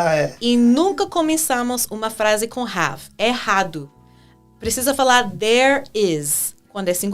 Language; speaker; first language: Portuguese; non-native, fluent; English